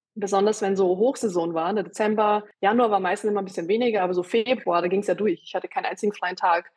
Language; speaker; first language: German; early bilingual, other home language; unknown